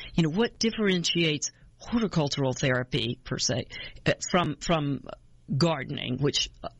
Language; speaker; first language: English; native; English